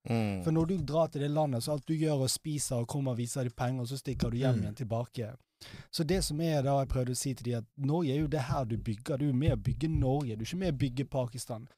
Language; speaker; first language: Norwegian; early bilingual, other home language; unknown